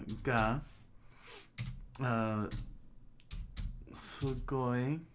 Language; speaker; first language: Japanese; non-native, learner; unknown